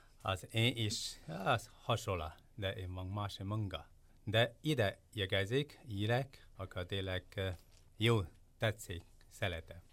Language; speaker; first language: Hungarian; non-native, learner; Chinese